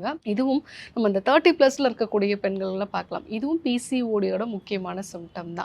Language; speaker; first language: Tamil; native; Tamil